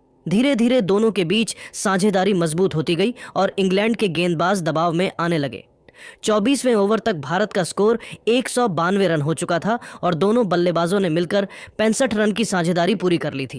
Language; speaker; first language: Hindi; native; Hindi